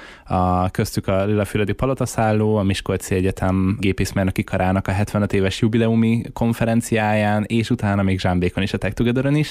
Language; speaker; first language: Hungarian; native; Hungarian